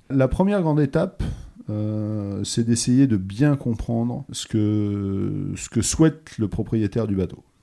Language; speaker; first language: French; native; French